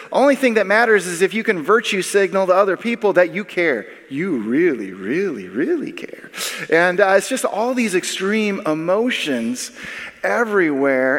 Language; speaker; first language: English; native; English